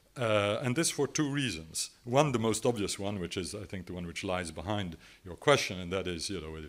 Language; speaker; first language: English; non-native, fluent; French